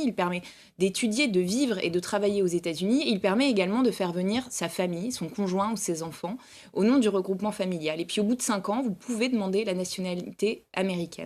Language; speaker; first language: French; native; French